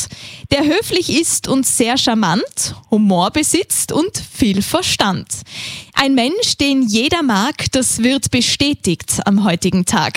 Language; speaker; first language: German; native; German